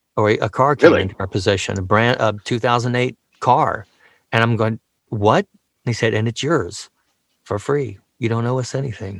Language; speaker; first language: English; native; English